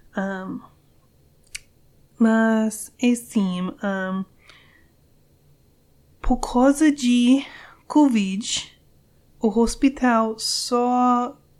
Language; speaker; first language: Portuguese; non-native, learner; English